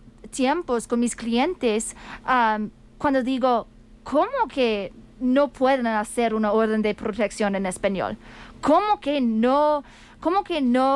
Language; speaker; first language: Spanish; non-native, fluent; English